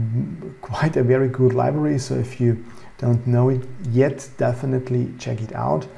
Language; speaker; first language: English; non-native, fluent; German